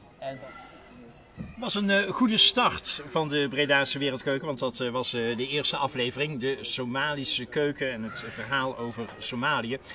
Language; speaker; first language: Dutch; native; Dutch